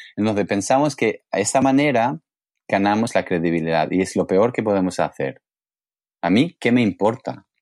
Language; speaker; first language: Spanish; non-native, learner; English